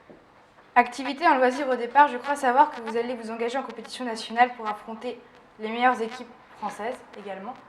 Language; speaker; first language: French; native; French